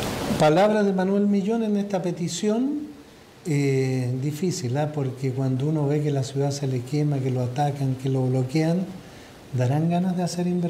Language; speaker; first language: Spanish; native; Spanish